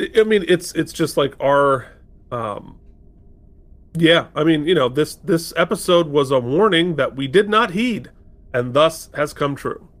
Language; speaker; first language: English; native; English